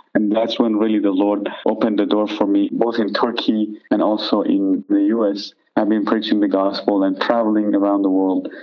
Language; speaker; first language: English; non-native, fluent; Persian